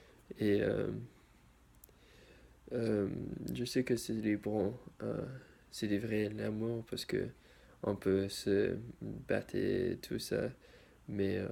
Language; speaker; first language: French; non-native, learner; English